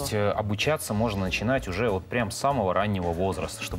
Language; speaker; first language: Russian; native; Russian